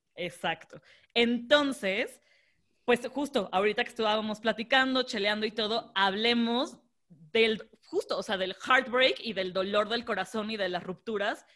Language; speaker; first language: Spanish; native; Spanish